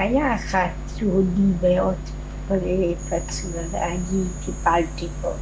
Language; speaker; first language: Hebrew; non-native, fluent; Polish